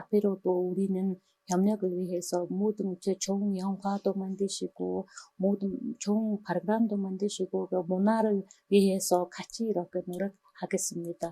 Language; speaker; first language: Korean; non-native, fluent; Mongolian